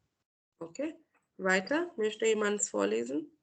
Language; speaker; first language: German; non-native, fluent; Marathi